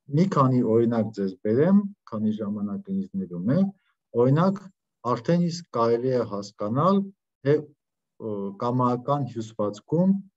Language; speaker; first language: Armenian; native; Armenian